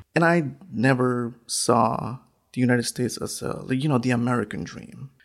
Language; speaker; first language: English; non-native, fluent; Spanish